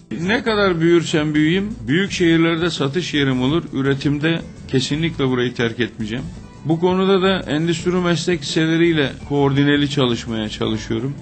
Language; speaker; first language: Turkish; native; Turkish